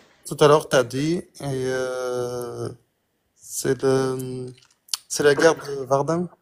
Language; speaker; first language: French; non-native, learner; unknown